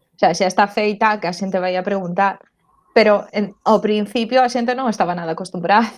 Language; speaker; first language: Galician; non-native, local second language; Spanish